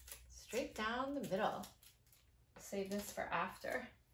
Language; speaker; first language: English; native; English